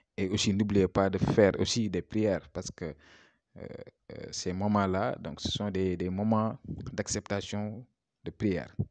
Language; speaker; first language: French; non-native, local second language; Wolof